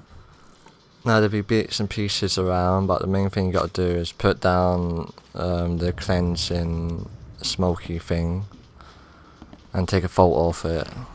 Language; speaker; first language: English; native; English